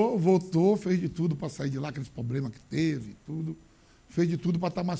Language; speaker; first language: Portuguese; native; Portuguese